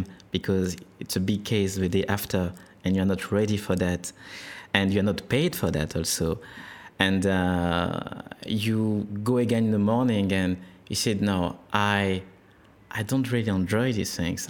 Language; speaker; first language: English; non-native, fluent; French